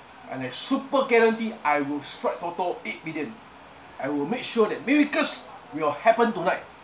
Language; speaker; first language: English; non-native, local second language; Chinese